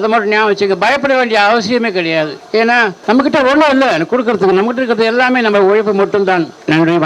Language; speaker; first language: Tamil; native; Tamil